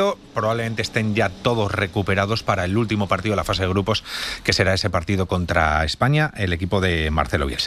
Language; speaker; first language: Spanish; native; Spanish